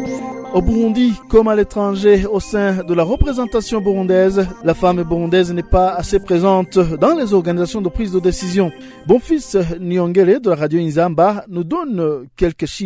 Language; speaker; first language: French; non-native, local second language; Rundi